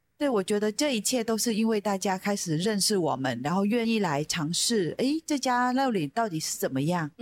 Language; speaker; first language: Chinese; non-native, fluent; Vietnamese